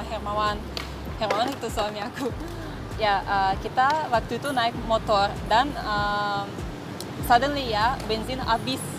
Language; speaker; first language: Indonesian; non-native, fluent; Russian